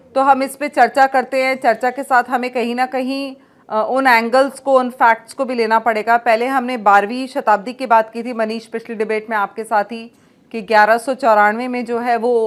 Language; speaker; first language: Hindi; native; Hindi